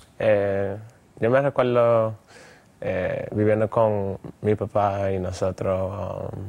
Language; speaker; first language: Spanish; early bilingual, other home language; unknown